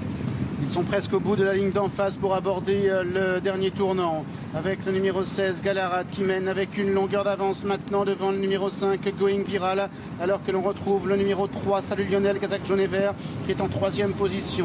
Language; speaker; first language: French; native; French